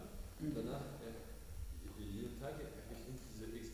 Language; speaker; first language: German; non-native, learner; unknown